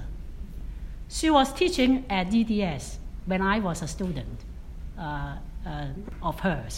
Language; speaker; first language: English; non-native, local second language; Cantonese